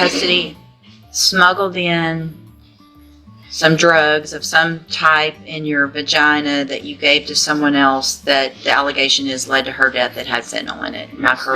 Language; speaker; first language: English; native; English